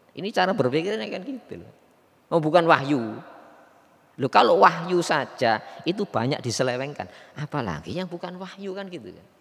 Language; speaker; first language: Indonesian; non-native, local second language; Javanese